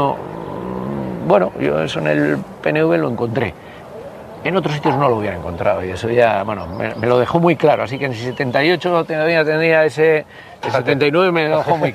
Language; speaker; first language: Spanish; native; Spanish